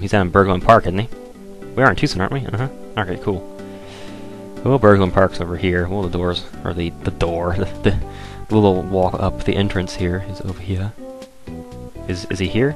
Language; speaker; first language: English; native; English